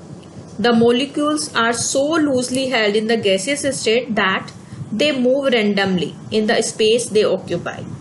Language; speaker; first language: English; non-native, local second language; Hindi